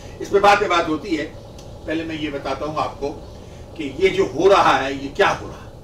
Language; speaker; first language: Urdu; native; Urdu